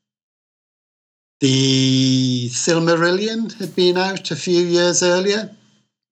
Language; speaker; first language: English; native; English